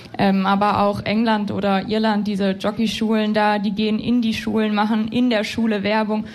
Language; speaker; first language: German; native; German